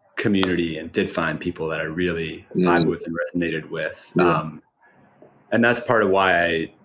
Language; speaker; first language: English; native; English